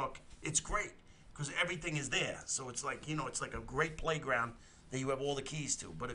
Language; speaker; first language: English; native; English